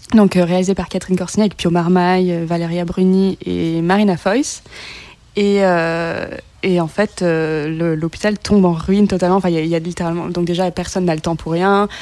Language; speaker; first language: French; native; French